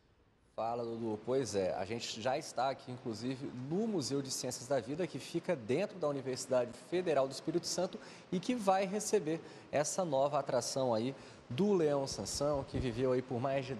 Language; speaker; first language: Portuguese; native; Portuguese